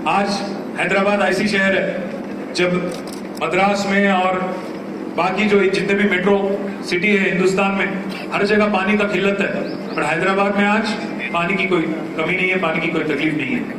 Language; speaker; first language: Hindi; non-native, local second language; Telugu